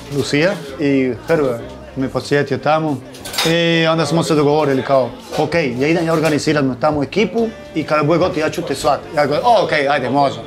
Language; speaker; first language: Croatian; non-native, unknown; Spanish